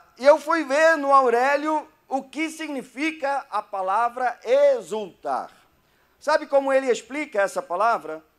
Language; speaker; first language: Portuguese; non-native, fluent; German